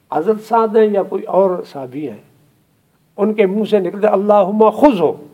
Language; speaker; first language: Urdu; non-native, local second language; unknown